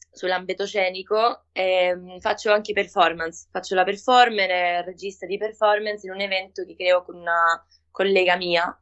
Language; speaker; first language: Italian; non-native, fluent; Spanish